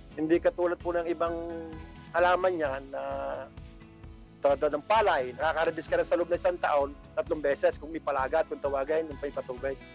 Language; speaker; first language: Filipino; native; Filipino